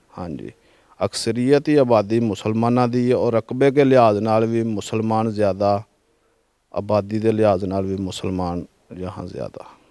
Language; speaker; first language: Urdu; non-native, local second language; Punjabi